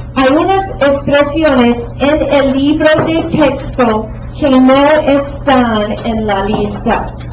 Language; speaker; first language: Spanish; non-native, fluent; English